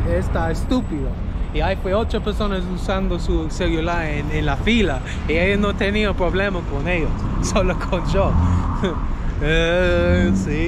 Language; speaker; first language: Spanish; non-native, learner; English